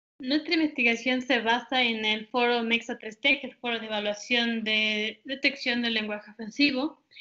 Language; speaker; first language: Spanish; native; Spanish